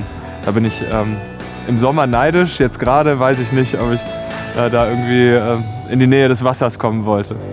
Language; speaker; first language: German; native; German